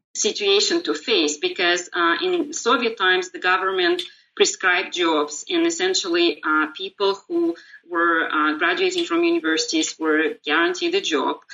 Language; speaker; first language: English; non-native, fluent; Russian